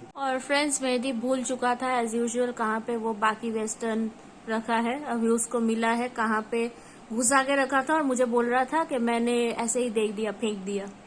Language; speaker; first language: Hindi; non-native, local second language; Bangla